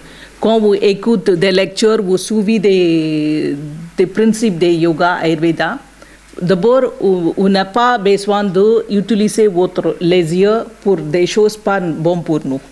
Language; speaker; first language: French; non-native, learner; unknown